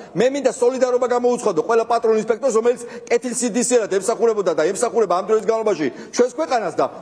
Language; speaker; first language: Georgian; native; Georgian